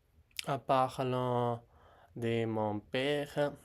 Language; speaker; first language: French; non-native, learner; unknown